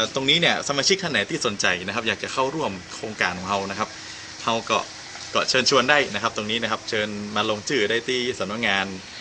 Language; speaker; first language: Thai; native; Thai